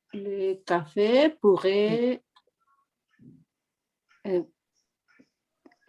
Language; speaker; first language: French; non-native, learner; Spanish